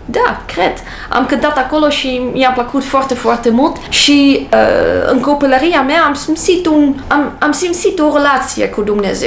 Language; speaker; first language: Romanian; non-native, learner; English